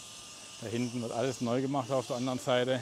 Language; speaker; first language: German; native; German